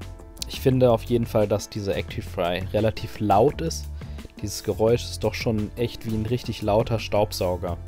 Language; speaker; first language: German; native; German